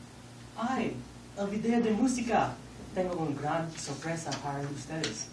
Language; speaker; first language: Spanish; non-native, learner; English